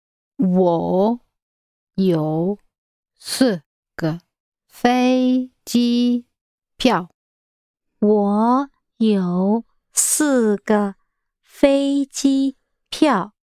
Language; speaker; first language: Chinese; non-native, learner; English